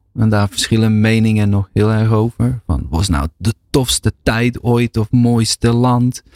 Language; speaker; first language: Dutch; native; Dutch